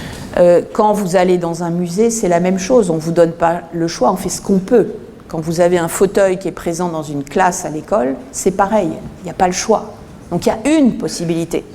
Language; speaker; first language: French; native; French